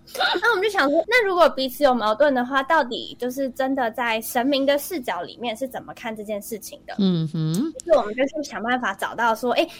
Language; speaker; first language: Chinese; native; Chinese